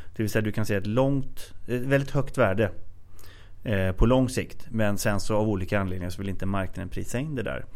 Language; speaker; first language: Swedish; native; Swedish